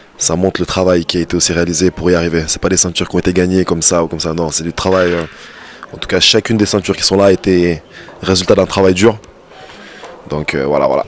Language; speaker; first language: French; native; French